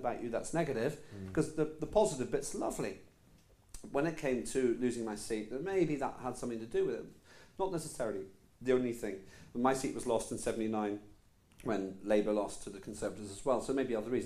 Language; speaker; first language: English; non-native, local second language; Estonian